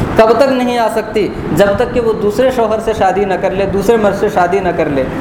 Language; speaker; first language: Urdu; native; Urdu